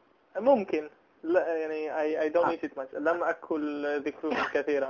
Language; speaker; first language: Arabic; non-native, learner; English